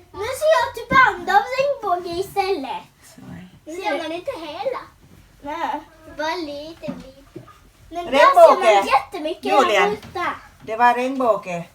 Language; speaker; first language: Swedish; non-native, learner; Thai